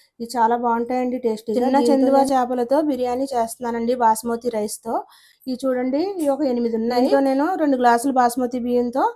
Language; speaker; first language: Telugu; native; Telugu